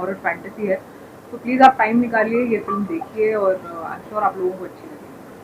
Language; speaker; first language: Hindi; native; Hindi